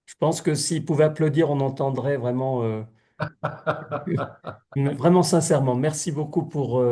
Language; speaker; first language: French; native; French